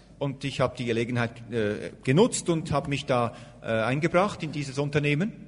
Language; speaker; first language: German; native; German